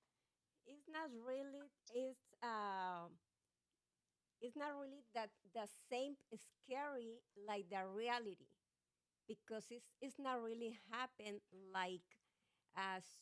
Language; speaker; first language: English; non-native, learner; Spanish